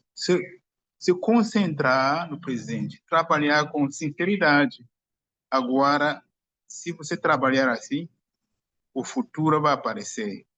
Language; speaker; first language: Portuguese; non-native, fluent; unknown